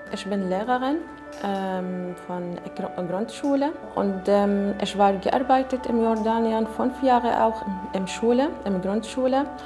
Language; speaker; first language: German; non-native, learner; Arabic